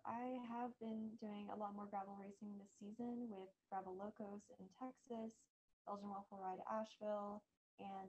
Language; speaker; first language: English; native; English